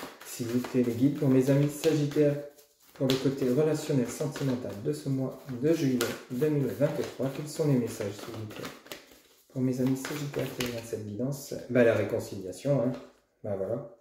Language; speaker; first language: French; native; French